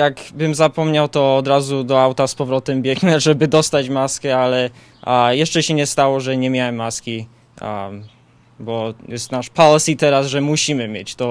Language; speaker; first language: Polish; early bilingual, heritage; Polish